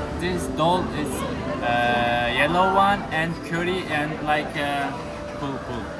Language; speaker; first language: English; non-native, learner; Turkish